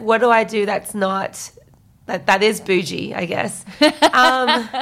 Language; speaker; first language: English; early bilingual, other home language; Chinese